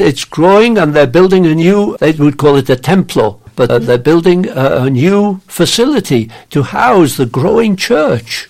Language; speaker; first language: English; native; English